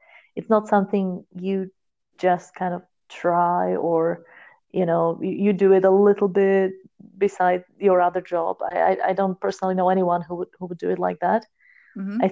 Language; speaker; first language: English; non-native, fluent; Slovak